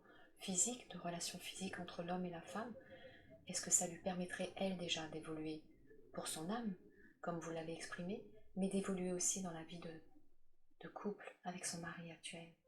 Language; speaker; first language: French; native; French